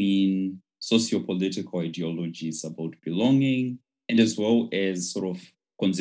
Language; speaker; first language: English; non-native, local second language; Shona